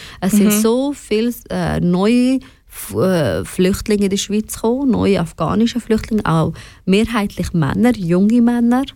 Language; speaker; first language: German; early bilingual, other home language; Persian